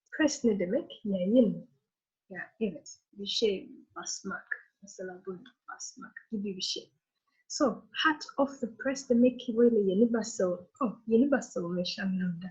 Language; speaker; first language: Turkish; non-native, learner; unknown